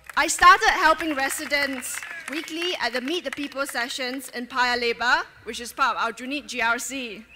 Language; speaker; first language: English; native; English